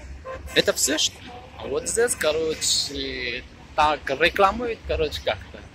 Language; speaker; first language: Russian; non-native, fluent; Tajik